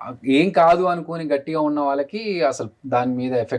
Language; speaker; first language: Telugu; native; Telugu